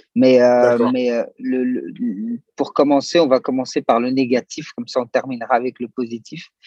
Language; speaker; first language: French; native; French